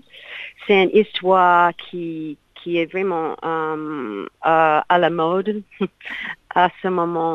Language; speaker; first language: French; non-native, learner; English